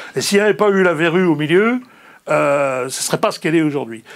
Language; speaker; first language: French; native; French